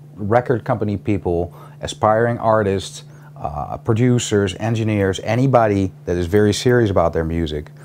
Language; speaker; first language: English; non-native, fluent; Dutch